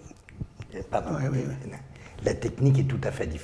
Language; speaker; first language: French; non-native, learner; Chinese